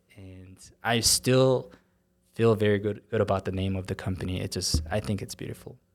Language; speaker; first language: English; non-native, fluent; Korean